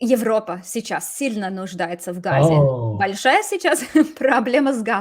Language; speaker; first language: Russian; non-native, fluent; English